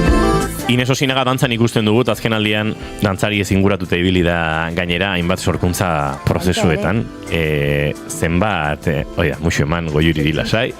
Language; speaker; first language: Basque; native; Basque